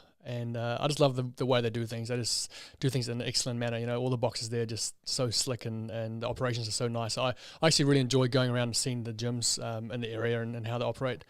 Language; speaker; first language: English; native; English